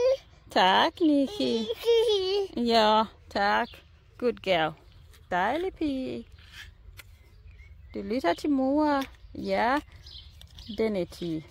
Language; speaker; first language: Danish; non-native, learner; English